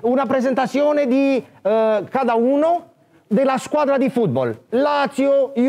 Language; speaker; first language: Italian; non-native, learner; Romanian